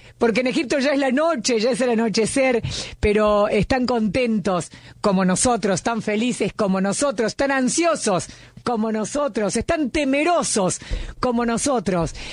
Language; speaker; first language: Spanish; native; Spanish